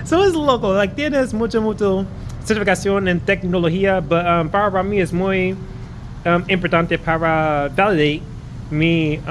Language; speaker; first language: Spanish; non-native, learner; English